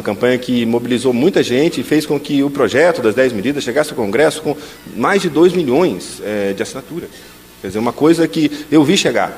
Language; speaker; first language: Portuguese; native; Portuguese